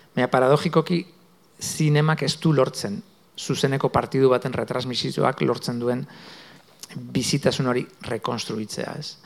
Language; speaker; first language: Basque; native; Basque